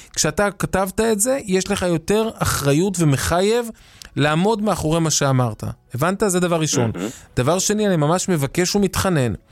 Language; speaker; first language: Hebrew; native; Hebrew